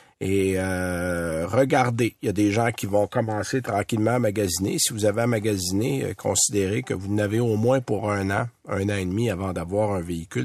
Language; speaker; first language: French; native; French